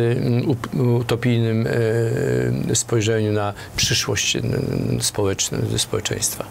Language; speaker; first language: Polish; native; Polish